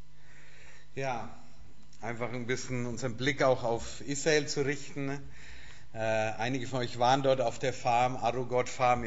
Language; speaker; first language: German; native; German